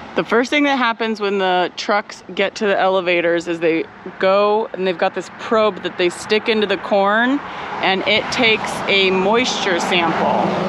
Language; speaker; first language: English; native; English